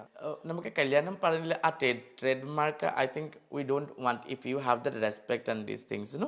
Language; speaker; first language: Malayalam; non-native, fluent; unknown